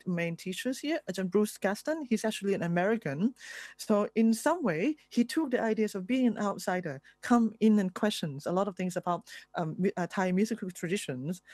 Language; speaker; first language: English; non-native, fluent; Thai